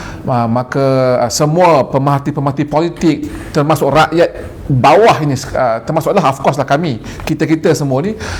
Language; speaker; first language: Malay; native; Malay